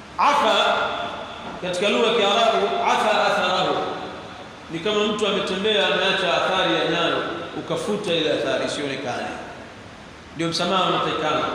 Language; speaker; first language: Swahili; native; Swahili